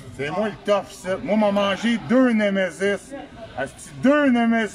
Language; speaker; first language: French; native; French